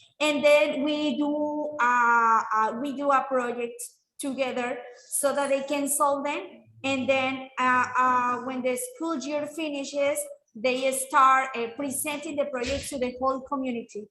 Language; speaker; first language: English; non-native, fluent; Spanish